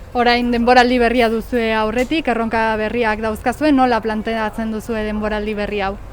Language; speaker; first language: Basque; native; Basque